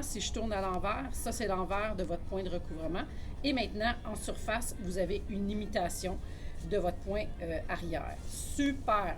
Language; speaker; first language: French; native; French